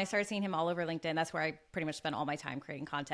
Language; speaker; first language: English; native; English